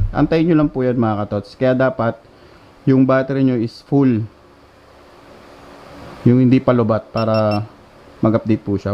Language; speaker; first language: Filipino; native; Filipino